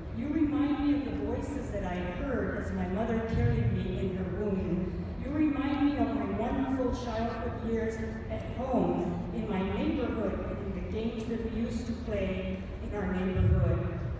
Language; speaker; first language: English; early bilingual, other home language; Spanish